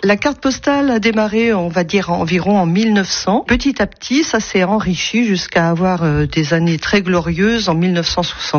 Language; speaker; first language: French; native; French